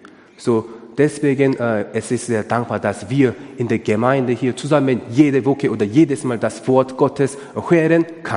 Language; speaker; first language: German; non-native, learner; Korean